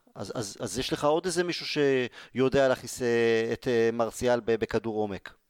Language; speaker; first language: Hebrew; native; Hebrew